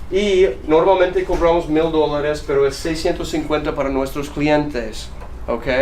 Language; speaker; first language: Spanish; non-native, fluent; English